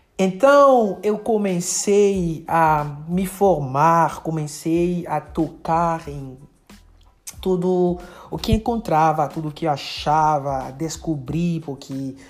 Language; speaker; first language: Portuguese; non-native, fluent; French